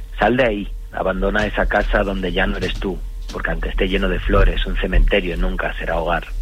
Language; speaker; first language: Spanish; early bilingual, other home language; Romanian